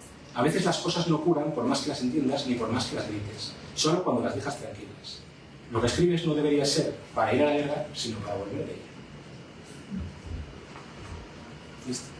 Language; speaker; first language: Spanish; native; Spanish